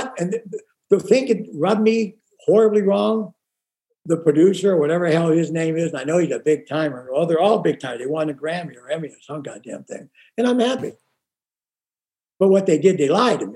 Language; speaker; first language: English; native; English